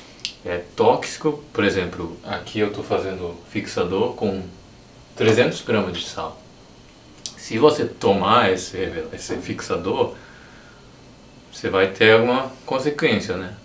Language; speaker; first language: Portuguese; non-native, fluent; Japanese